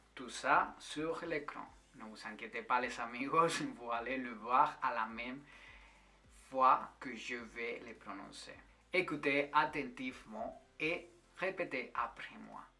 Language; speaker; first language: French; non-native, fluent; Spanish